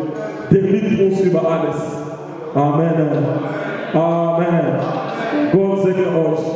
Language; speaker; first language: German; non-native, learner; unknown